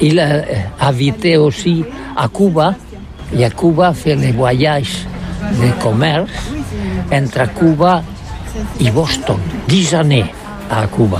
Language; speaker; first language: French; non-native, learner; Catalan